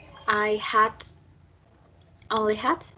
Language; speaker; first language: English; non-native, learner; Spanish